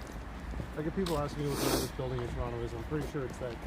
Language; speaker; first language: English; native; English